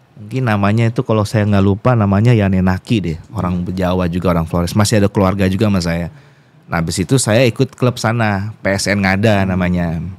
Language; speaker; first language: Indonesian; native; Indonesian